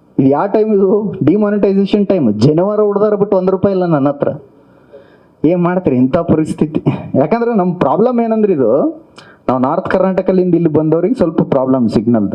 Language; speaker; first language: Kannada; native; Kannada